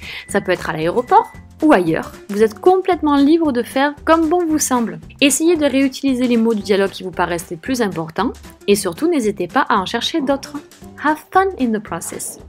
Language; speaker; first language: French; native; French